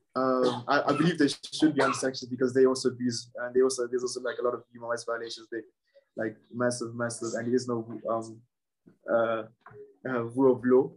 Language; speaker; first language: English; non-native, local second language; Shona